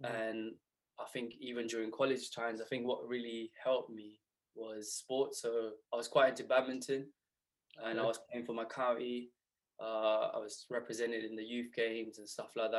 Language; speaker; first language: English; native; English